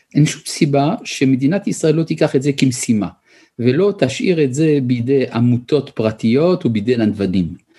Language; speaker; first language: Hebrew; early bilingual, other home language; French